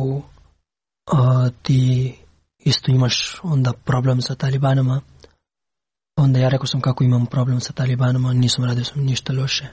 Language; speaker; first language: Serbian; non-native, learner; Pashto